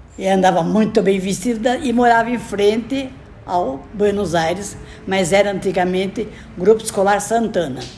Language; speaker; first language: Portuguese; native; Portuguese